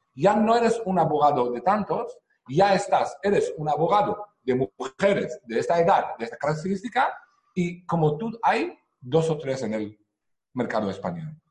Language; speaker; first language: Spanish; non-native, fluent; Hebrew